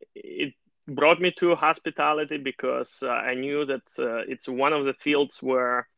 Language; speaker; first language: English; non-native, fluent; Russian